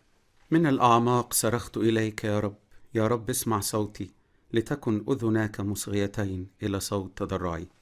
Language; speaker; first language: Arabic; native; Arabic